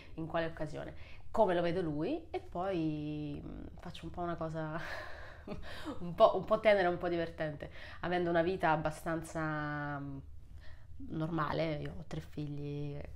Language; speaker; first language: Italian; non-native, fluent; Russian